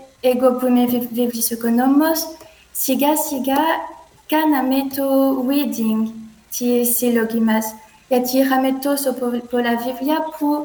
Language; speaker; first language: Greek; non-native, learner; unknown